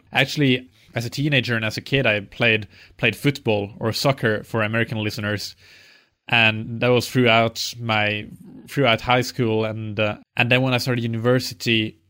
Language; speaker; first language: English; non-native, fluent; Swedish